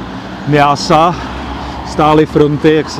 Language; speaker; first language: Russian; non-native, learner; Czech